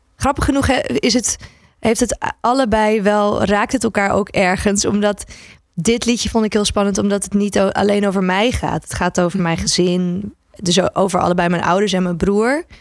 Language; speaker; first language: Dutch; native; Dutch